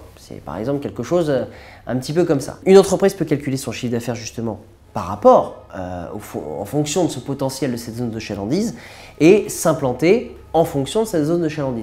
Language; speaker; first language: French; native; French